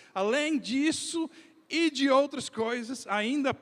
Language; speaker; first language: Portuguese; non-native, fluent; Dutch